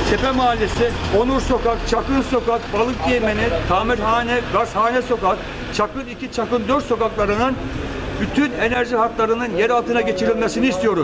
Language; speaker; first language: Turkish; native; Turkish